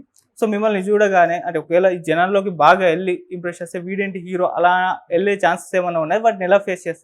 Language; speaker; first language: Telugu; native; Telugu